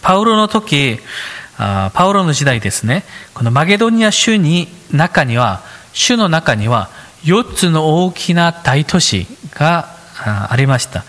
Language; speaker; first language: Japanese; non-native, fluent; Korean